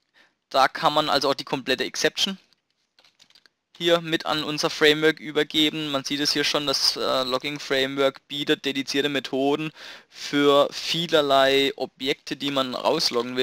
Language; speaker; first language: German; native; German